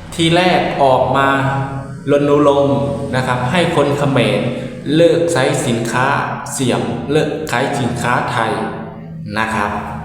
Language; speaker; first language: Thai; native; Thai